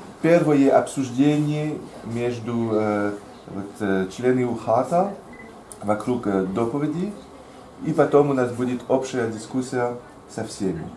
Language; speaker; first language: Russian; non-native, fluent; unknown